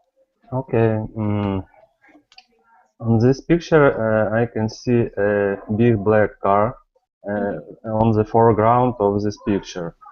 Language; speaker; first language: English; non-native, learner; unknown